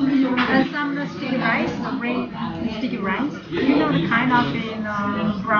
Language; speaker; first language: English; non-native, learner; Filipino